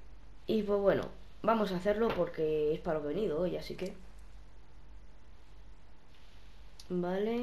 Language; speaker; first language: Spanish; native; Spanish